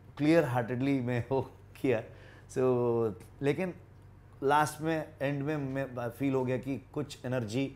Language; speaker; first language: Hindi; non-native, local second language; Kannada